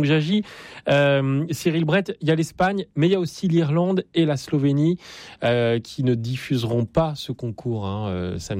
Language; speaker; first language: French; native; French